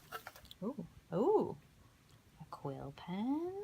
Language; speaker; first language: English; native; English